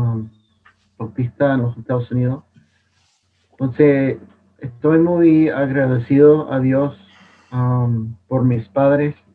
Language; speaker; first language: Spanish; non-native, fluent; English